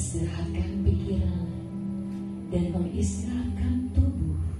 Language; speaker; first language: Indonesian; native; Indonesian